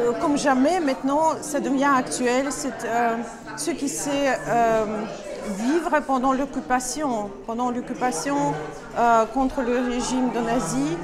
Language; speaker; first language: French; non-native, fluent; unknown